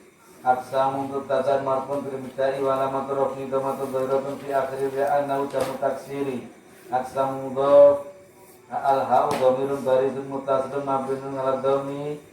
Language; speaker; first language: Arabic; non-native, fluent; Javanese